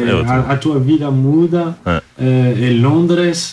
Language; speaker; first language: Portuguese; early bilingual, heritage; Portuguese